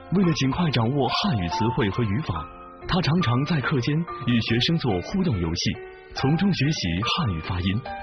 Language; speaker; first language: Chinese; native; Chinese